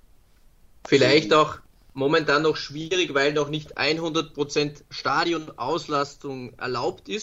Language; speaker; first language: German; native; German